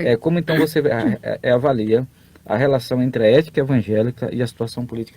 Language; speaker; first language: Portuguese; native; Portuguese